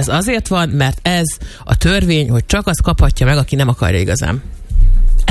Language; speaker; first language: Hungarian; native; Hungarian